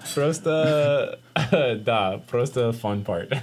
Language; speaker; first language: Russian; non-native, learner; English